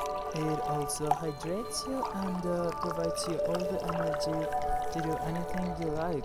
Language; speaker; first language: English; non-native, fluent; Greek